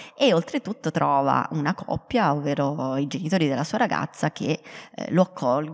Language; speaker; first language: Italian; native; Italian